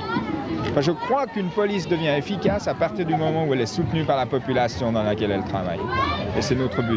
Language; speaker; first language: French; native; French